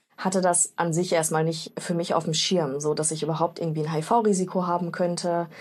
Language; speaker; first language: German; native; German